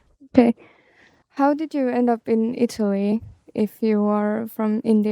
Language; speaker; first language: English; non-native, fluent; Estonian